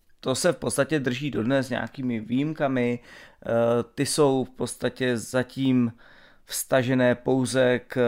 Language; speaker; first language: Czech; native; Czech